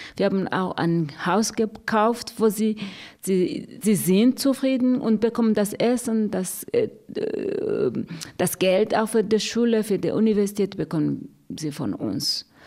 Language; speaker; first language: German; non-native, fluent; Rundi